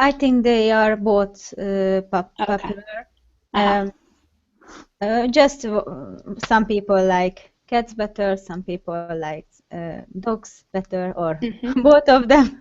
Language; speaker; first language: English; non-native, learner; Hungarian